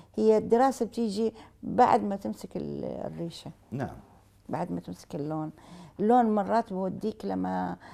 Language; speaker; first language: Arabic; native; Arabic